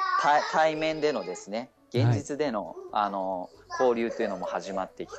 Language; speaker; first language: Japanese; native; Japanese